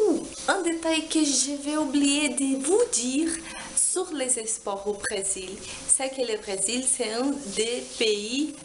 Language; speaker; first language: French; non-native, learner; Portuguese